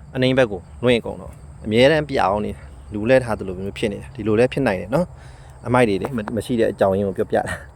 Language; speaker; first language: Burmese; non-native, local second language; Shan